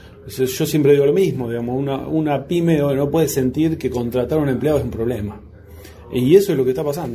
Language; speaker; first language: Spanish; native; Spanish